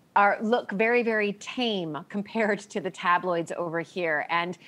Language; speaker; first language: English; native; English